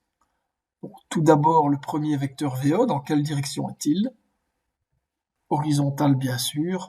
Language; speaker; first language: French; native; French